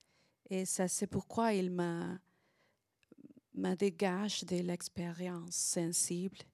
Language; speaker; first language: French; non-native, learner; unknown